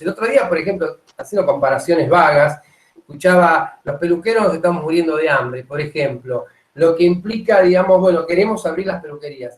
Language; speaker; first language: Spanish; native; Spanish